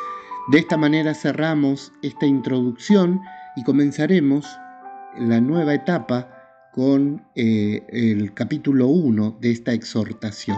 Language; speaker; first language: Spanish; native; Spanish